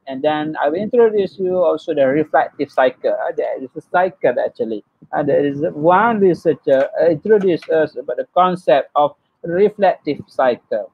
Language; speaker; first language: English; non-native, local second language; Malay